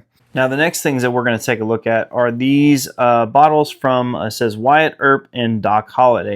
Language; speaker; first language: English; native; English